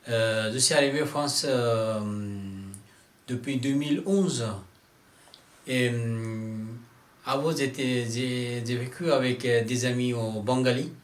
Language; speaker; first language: French; non-native, learner; Bangla